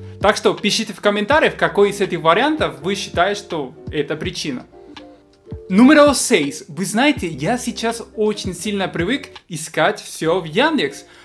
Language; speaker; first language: Russian; non-native, fluent; Spanish